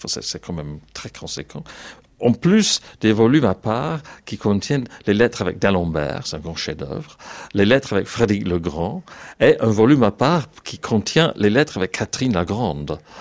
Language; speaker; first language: French; non-native, fluent; English